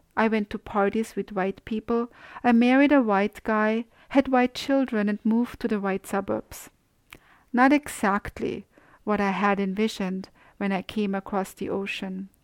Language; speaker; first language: English; non-native, fluent; German